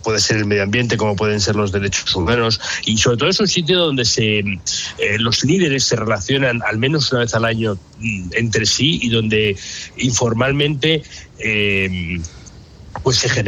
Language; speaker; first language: Spanish; native; Spanish